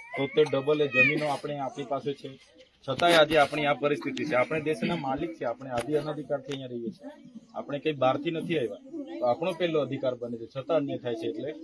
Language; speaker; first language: Gujarati; non-native, local second language; Vasavi